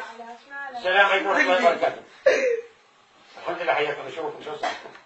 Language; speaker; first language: Arabic; native; Arabic